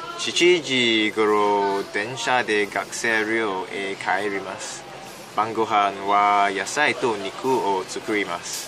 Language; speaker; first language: Japanese; non-native, learner; Cantonese